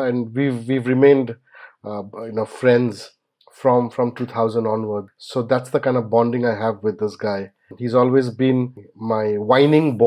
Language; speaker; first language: English; non-native, local second language; Bangla